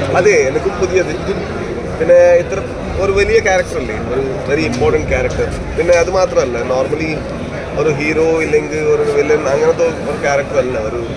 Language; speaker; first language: Malayalam; non-native, learner; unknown